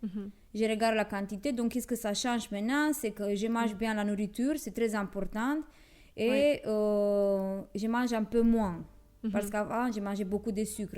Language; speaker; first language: French; non-native, fluent; Romanian